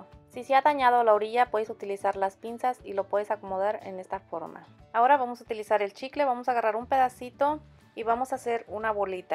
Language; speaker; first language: Spanish; native; Spanish